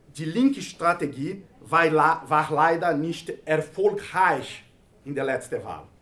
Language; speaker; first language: German; non-native, fluent; Portuguese